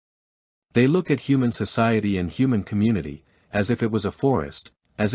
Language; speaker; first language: English; native; English